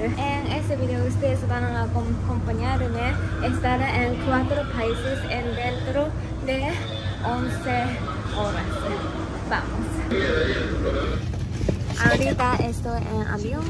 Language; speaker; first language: Spanish; non-native, learner; Japanese